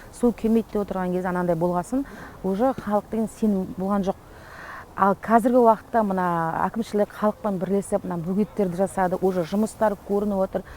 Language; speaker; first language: Kazakh; native; Kazakh